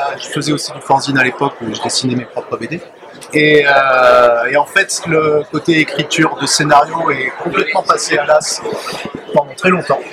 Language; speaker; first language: French; native; French